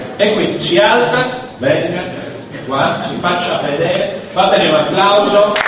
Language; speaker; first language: Italian; native; Italian